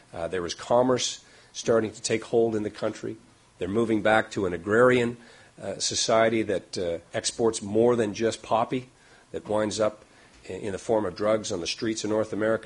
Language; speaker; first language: English; native; English